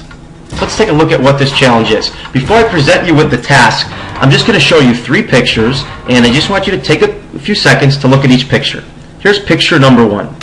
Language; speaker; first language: English; native; English